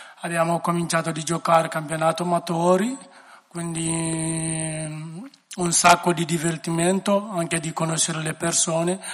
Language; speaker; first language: Italian; non-native, learner; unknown